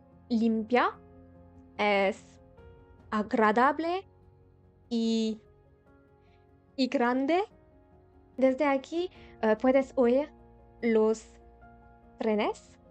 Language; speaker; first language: Spanish; non-native, learner; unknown